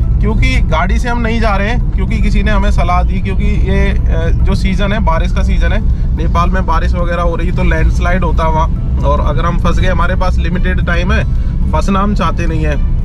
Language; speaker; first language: Hindi; native; Hindi